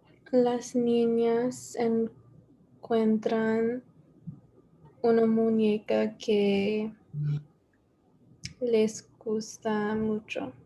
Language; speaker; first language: Spanish; non-native, learner; English